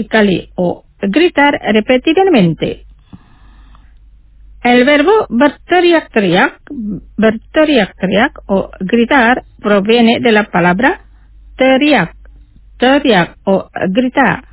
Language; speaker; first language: Spanish; non-native, fluent; Indonesian